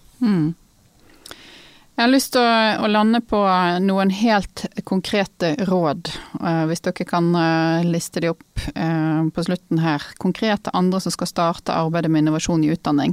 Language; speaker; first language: Norwegian; native; Norwegian